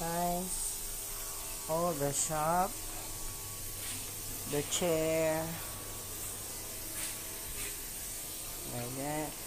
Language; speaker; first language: English; non-native, learner; Filipino